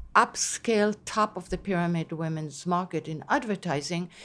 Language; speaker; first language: English; non-native, fluent; Hebrew